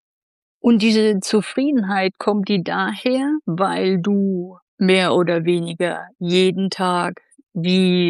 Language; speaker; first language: German; native; German